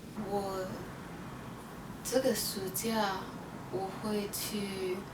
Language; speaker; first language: Chinese; non-native, learner; English